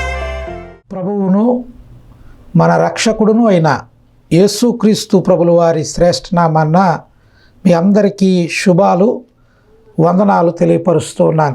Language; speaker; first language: Telugu; native; Telugu